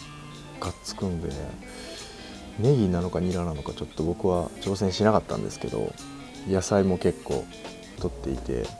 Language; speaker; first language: Japanese; native; Japanese